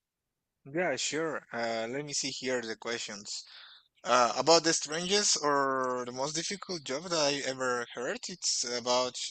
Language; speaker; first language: English; non-native, fluent; Portuguese